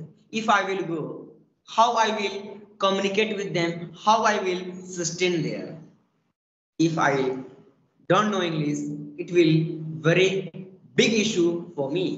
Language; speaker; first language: English; non-native, learner; Hindi